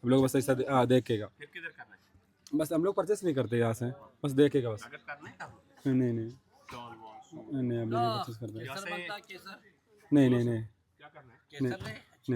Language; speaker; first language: Hindi; non-native, learner; Malayalam